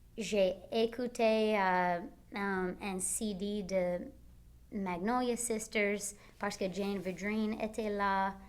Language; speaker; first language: French; non-native, local second language; English